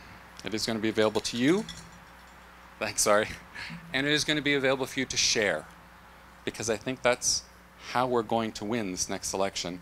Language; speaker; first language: English; native; English